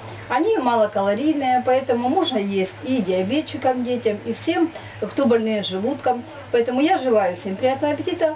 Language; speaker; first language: Russian; native; Russian